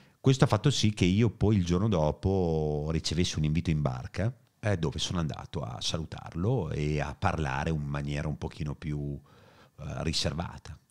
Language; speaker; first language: Italian; native; Italian